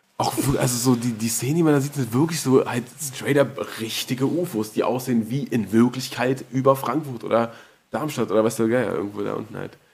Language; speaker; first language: German; native; German